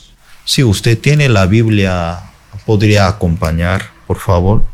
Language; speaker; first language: Spanish; non-native, fluent; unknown